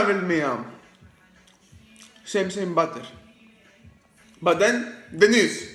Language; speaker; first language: Arabic; non-native, learner; Greek